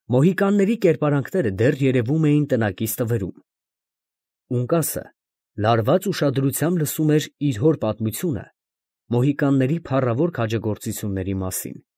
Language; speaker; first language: Armenian; native; Armenian